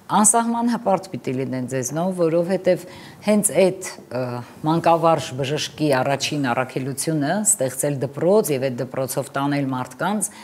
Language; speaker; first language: Armenian; native; Armenian